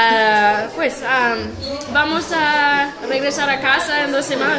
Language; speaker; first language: Spanish; non-native, fluent; English